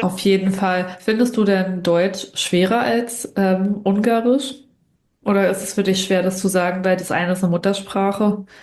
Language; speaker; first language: German; native; German